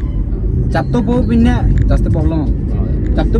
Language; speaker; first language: Malayalam; non-native, learner; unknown